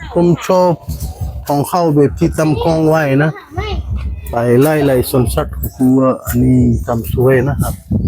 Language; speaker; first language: Thai; native; Thai